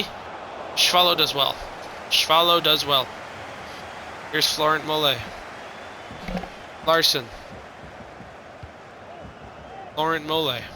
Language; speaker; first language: English; native; English